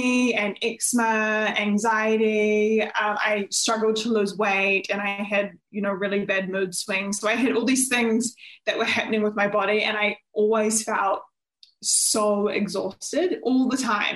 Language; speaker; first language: English; native; English